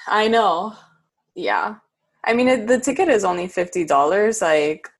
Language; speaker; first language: English; early bilingual, other home language; Spanish